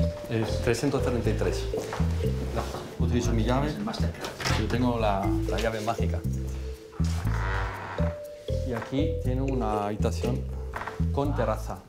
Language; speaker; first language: Spanish; non-native, fluent; French